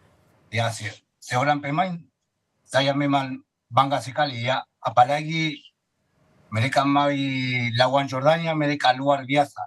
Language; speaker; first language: Indonesian; non-native, fluent; Spanish